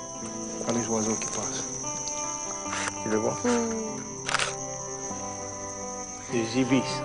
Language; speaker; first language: French; non-native, local second language; English